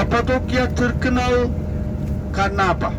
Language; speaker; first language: Indonesian; non-native, fluent; Turkish